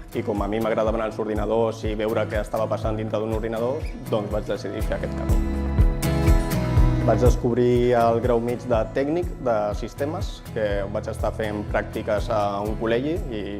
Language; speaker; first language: Catalan; non-native, local second language; Spanish